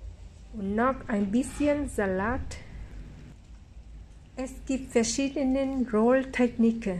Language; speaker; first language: German; non-native, fluent; Vietnamese